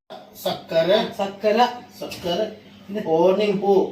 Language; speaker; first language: Malayalam; non-native, learner; Hindi